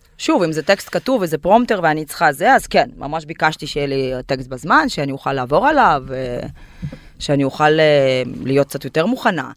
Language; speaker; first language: Hebrew; non-native, fluent; Russian